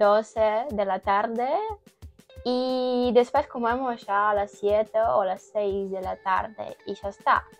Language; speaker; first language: Spanish; non-native, learner; Ukrainian